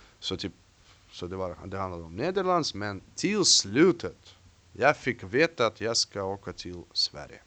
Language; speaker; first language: Swedish; non-native, fluent; Russian